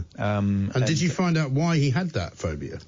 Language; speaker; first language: English; native; English